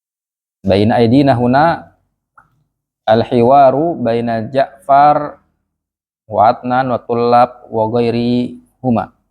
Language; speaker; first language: Arabic; non-native, fluent; Indonesian